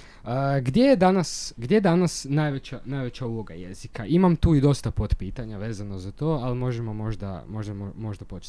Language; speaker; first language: Croatian; native; Croatian